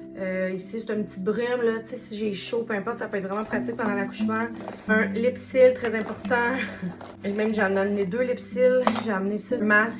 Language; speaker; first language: French; native; French